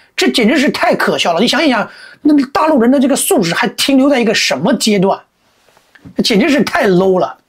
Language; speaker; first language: Chinese; native; Chinese